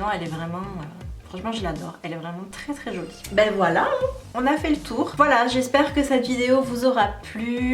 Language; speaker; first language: French; native; French